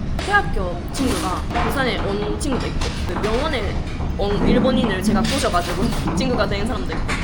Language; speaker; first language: Korean; non-native, fluent; Japanese